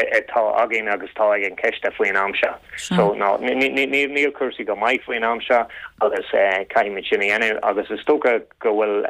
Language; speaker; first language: Irish; non-native, local second language; English